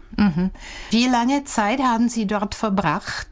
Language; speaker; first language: German; non-native, fluent; Czech